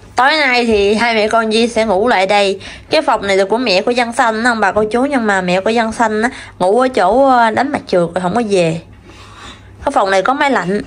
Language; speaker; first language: Vietnamese; native; Vietnamese